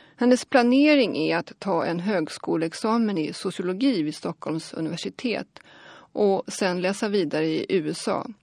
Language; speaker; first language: Swedish; native; Swedish